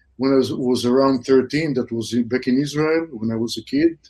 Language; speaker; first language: English; non-native, fluent; Hebrew